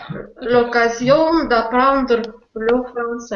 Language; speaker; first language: French; non-native, learner; Russian